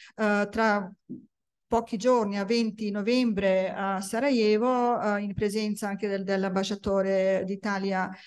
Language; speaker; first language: Italian; non-native, fluent; Bosnian